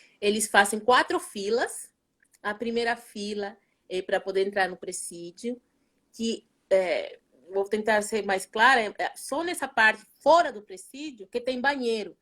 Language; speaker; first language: Portuguese; non-native, fluent; Spanish